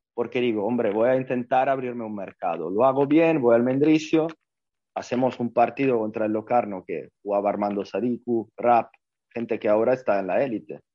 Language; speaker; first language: Spanish; non-native, fluent; Italian